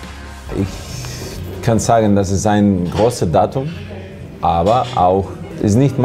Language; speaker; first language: German; non-native, learner; Russian